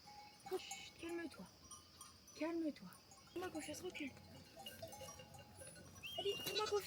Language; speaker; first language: French; native; French